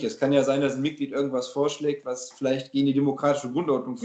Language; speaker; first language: German; native; German